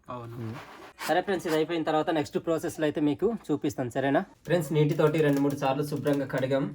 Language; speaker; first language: Telugu; non-native, local second language; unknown